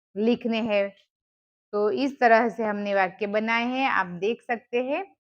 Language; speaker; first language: Hindi; non-native, local second language; Gujarati